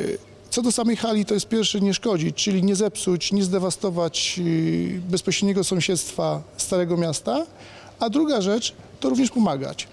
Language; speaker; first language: Polish; native; Polish